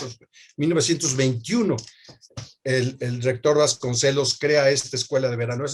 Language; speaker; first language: Spanish; native; Spanish